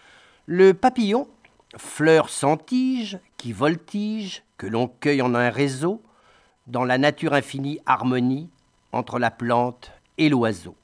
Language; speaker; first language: French; native; French